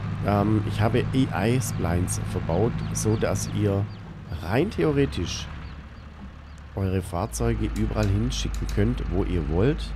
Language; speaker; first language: German; native; German